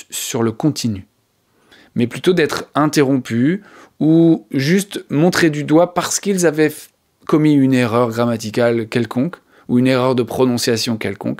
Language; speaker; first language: French; native; French